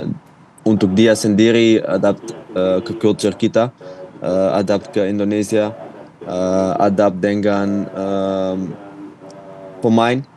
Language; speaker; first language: Indonesian; non-native, fluent; Dutch